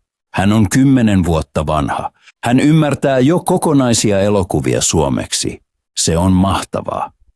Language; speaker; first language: Finnish; non-native, fluent; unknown